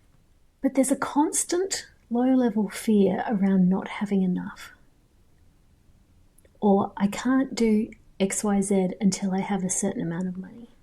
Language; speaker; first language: English; native; English